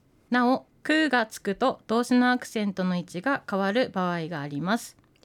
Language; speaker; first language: Japanese; native; Japanese